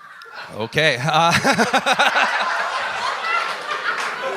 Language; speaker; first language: French; non-native, learner; Russian